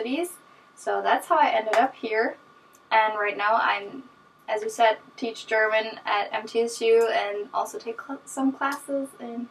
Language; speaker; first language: English; non-native, fluent; German